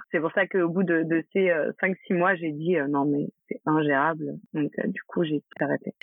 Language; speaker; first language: French; native; French